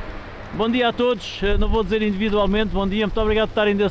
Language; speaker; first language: Portuguese; native; Portuguese